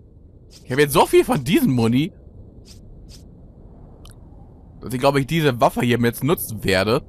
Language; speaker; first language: German; native; German